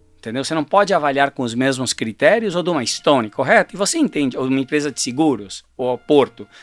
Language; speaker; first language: Portuguese; early bilingual, other home language; Spanish